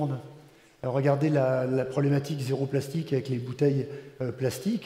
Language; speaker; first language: French; native; French